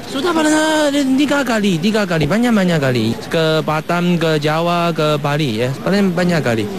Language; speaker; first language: Indonesian; non-native, learner; Chinese